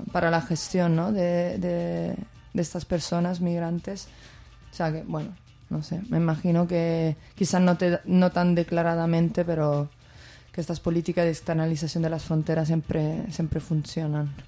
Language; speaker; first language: Spanish; native; Spanish